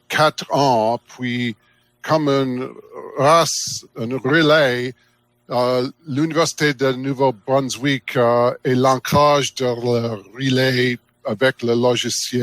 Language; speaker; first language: French; non-native, learner; English